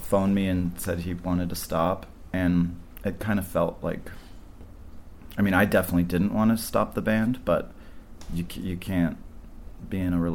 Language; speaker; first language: English; native; English